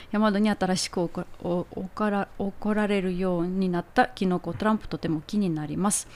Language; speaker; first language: Japanese; non-native, fluent; Armenian